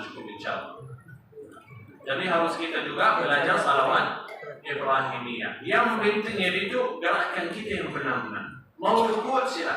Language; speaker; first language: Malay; non-native, fluent; Arabic